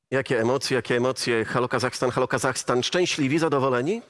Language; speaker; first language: Polish; native; Polish